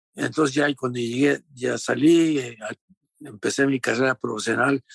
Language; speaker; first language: Spanish; native; Spanish